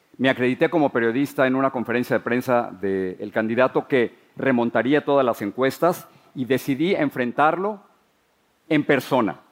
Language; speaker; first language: Spanish; native; Spanish